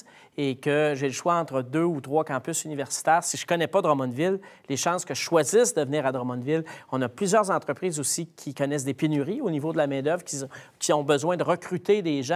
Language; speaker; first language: French; native; French